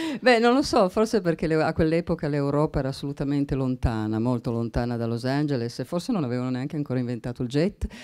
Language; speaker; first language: Italian; native; Italian